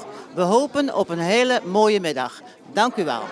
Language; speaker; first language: Dutch; native; Dutch